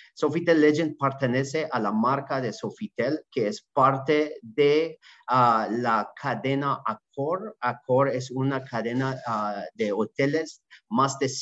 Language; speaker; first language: Spanish; non-native, learner; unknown